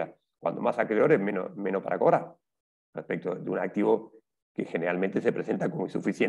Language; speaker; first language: Spanish; native; Spanish